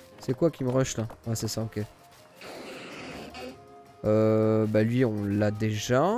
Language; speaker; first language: French; native; French